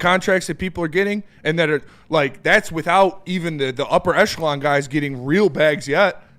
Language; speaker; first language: English; native; English